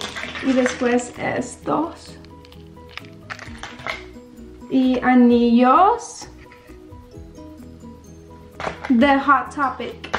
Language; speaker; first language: Spanish; early bilingual, heritage; Spanish